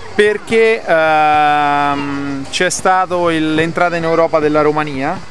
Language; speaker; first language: Italian; native; Italian